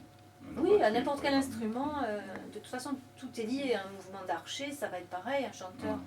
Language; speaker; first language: French; native; French